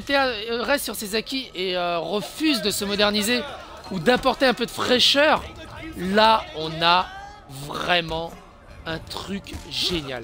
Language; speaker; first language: French; native; French